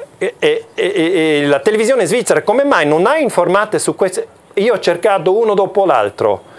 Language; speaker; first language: Italian; non-native, local second language; German